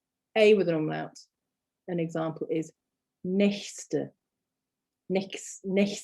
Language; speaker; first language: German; non-native, fluent; English